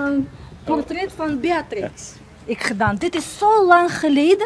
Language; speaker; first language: Dutch; non-native, learner; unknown